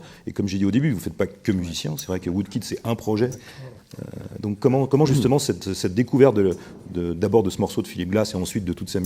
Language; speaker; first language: French; native; French